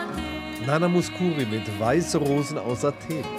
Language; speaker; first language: German; native; German